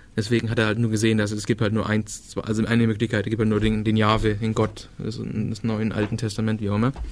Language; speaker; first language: German; non-native, fluent; Danish